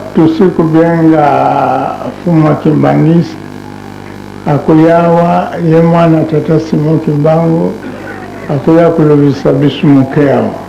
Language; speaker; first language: Lingala; non-native, local second language; Kongo